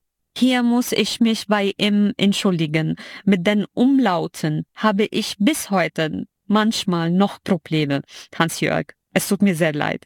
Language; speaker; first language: German; non-native, fluent; Arabic